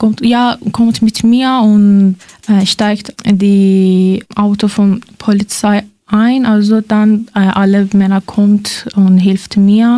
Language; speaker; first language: German; non-native, learner; Persian